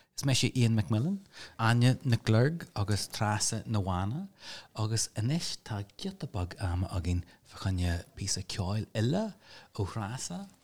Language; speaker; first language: Irish; non-native, local second language; English